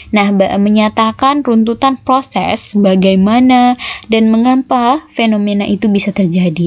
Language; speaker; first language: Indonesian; native; Indonesian